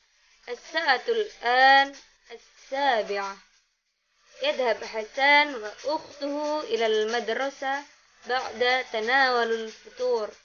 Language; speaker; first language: Arabic; non-native, learner; Indonesian